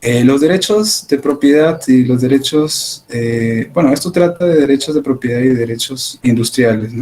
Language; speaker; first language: Spanish; native; Spanish